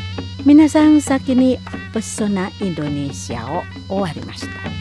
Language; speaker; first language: Japanese; non-native, learner; Indonesian